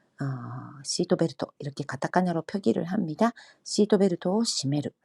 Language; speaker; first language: Korean; non-native, fluent; Japanese